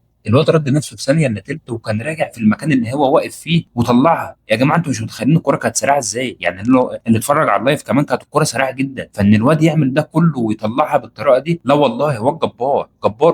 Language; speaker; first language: Arabic; native; Arabic